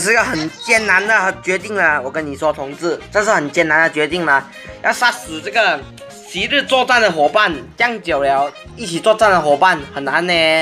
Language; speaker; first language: Chinese; native; Chinese